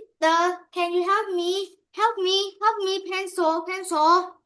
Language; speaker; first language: English; non-native, learner; Vietnamese